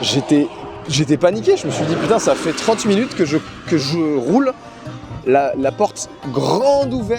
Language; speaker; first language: French; native; French